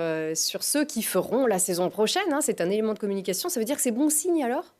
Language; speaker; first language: French; native; French